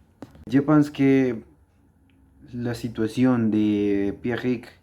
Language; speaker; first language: French; non-native, learner; Spanish